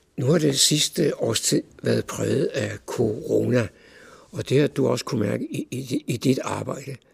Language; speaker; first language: Danish; native; Danish